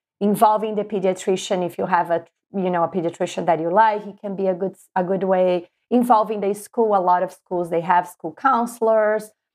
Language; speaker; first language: English; non-native, fluent; Spanish